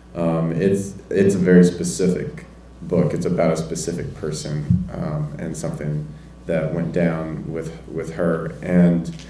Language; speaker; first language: English; native; English